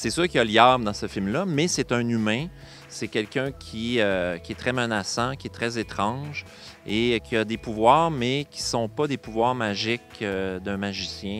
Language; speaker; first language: French; native; French